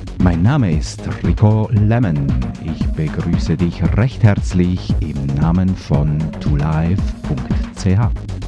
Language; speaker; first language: German; native; German